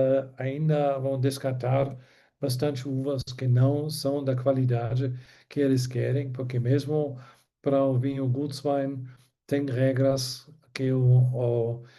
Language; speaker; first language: Portuguese; non-native, fluent; German